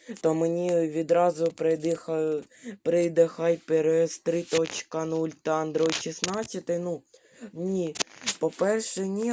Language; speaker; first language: Ukrainian; non-native, local second language; Russian